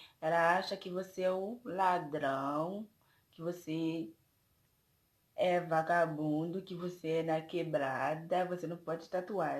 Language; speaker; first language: Portuguese; non-native, fluent; Haitian Creole